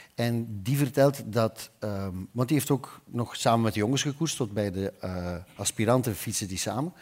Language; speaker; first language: Dutch; native; Dutch